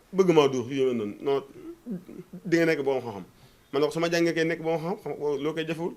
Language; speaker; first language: Wolof; non-native, local second language; Fula